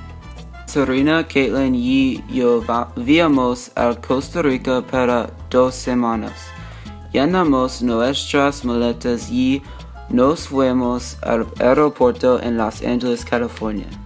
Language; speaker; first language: Spanish; non-native, learner; English